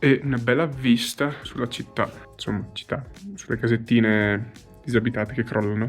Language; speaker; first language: Italian; native; Italian